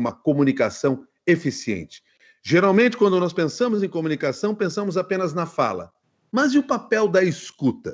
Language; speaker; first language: Portuguese; native; Portuguese